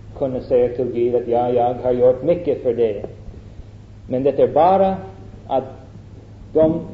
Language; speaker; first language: Swedish; non-native, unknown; English